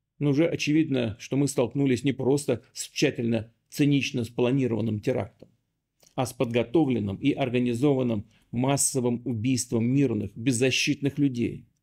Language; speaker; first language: Russian; native; Russian